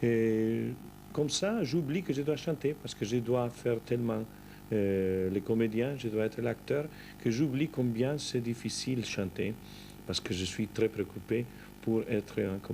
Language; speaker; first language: French; non-native, fluent; Spanish